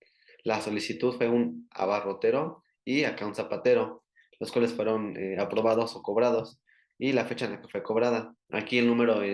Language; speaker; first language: Spanish; native; Spanish